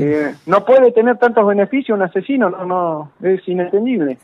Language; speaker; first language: Spanish; native; Spanish